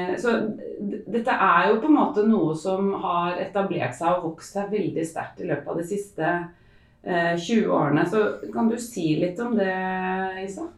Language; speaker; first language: Norwegian; native; Norwegian